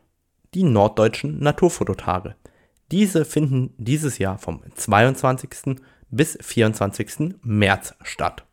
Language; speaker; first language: German; native; German